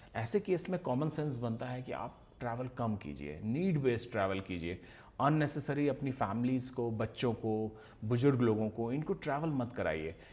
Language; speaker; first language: Hindi; native; Hindi